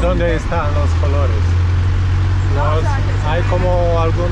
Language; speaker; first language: Spanish; non-native, learner; Romanian